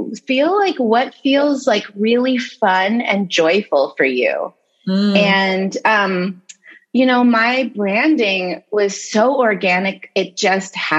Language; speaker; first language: English; native; English